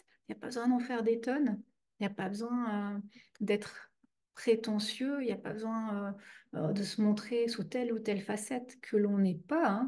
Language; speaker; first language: French; native; French